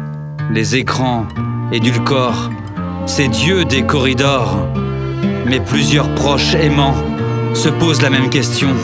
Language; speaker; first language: French; native; French